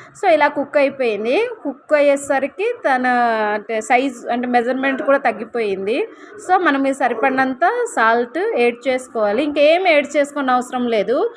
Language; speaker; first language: Telugu; non-native, local second language; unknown